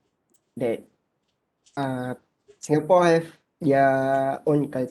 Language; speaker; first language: English; non-native, learner; Malay